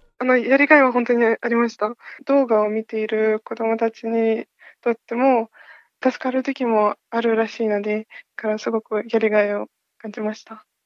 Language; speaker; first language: Japanese; non-native, fluent; Ukrainian